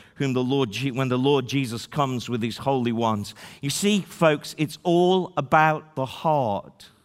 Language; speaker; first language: English; native; English